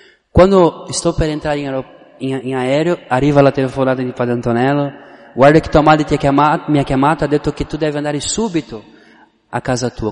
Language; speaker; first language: Italian; non-native, fluent; Portuguese